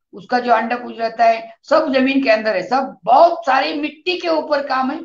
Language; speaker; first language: Hindi; non-native, local second language; Marathi